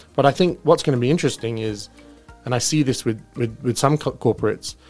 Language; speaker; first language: English; native; English